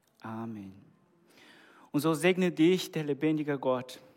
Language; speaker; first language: German; non-native, fluent; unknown